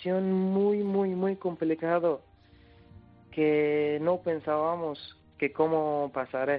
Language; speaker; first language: Spanish; non-native, learner; Persian